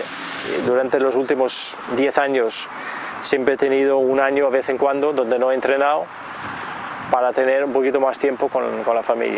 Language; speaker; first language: Spanish; non-native, fluent; Danish